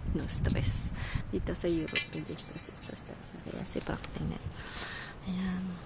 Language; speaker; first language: Filipino; native; Filipino